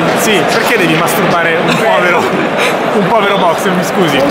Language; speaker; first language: Italian; native; Italian